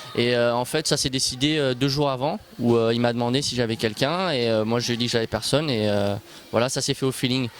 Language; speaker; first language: French; early bilingual, other home language; Bosnian